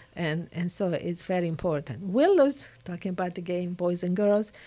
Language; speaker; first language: English; non-native, fluent; Italian